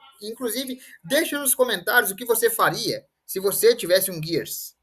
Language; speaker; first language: Portuguese; native; Portuguese